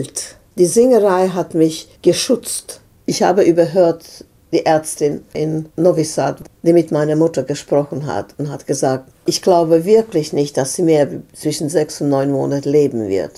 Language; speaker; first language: German; non-native, fluent; Serbian